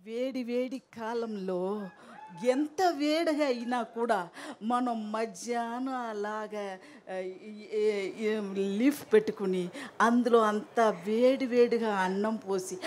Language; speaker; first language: Telugu; non-native, learner; Tamil